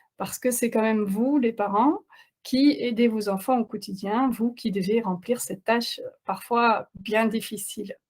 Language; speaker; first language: French; non-native, fluent; Dutch